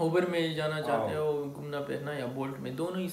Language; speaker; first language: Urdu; non-native, local second language; Pashto